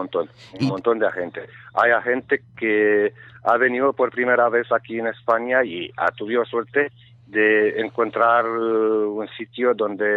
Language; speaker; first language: Spanish; non-native, learner; Romanian